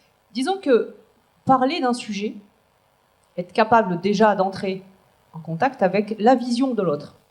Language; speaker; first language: French; native; French